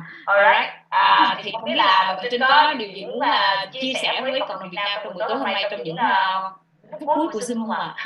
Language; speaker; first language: Vietnamese; native; Vietnamese